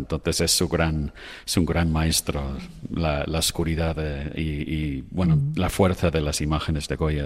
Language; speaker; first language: Spanish; non-native, fluent; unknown